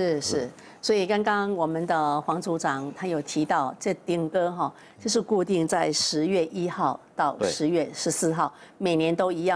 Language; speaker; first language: Chinese; native; Chinese